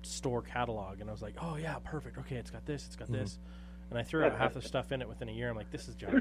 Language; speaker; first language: English; native; English